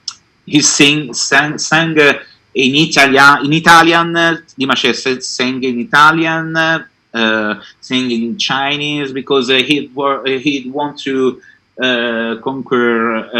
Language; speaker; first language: English; non-native, learner; Italian